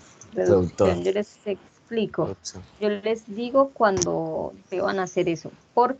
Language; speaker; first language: Spanish; native; Spanish